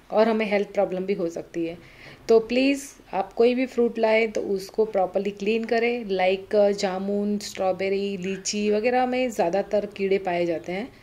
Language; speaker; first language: Hindi; native; Hindi